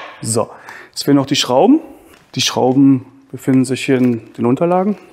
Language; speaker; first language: German; native; German